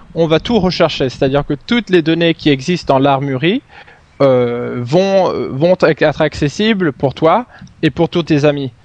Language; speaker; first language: French; non-native, fluent; Swedish